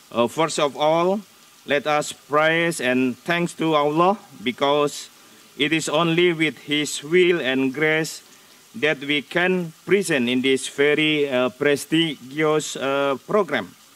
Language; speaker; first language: English; non-native, fluent; Indonesian